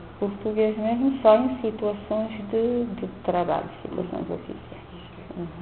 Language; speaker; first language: Portuguese; non-native, local second language; Kabuverdianu